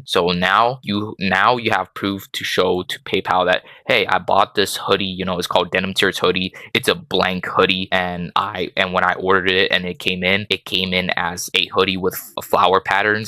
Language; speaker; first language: English; native; English